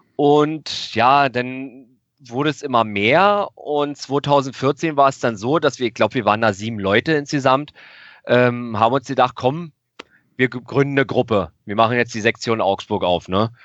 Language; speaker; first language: German; native; German